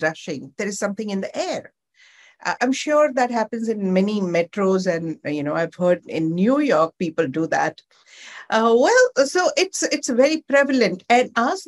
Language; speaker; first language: English; non-native, local second language; Gujarati